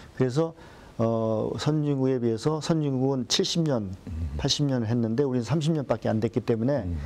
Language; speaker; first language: Korean; native; Korean